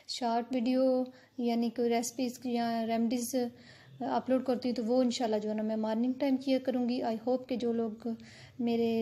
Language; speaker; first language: Urdu; native; Urdu